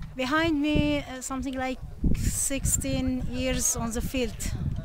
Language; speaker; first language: English; non-native, learner; Arabic